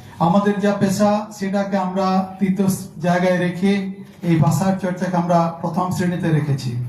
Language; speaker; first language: Bangla; non-native, local second language; Santali